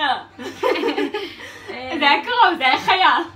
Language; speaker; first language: Hebrew; native; Hebrew